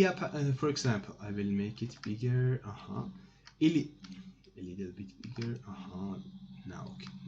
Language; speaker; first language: English; non-native, fluent; Persian